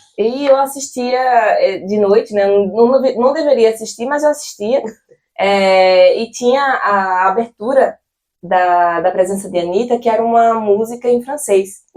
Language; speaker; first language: Portuguese; native; Portuguese